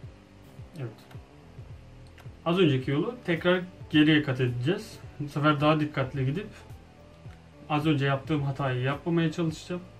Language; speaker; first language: Turkish; native; Turkish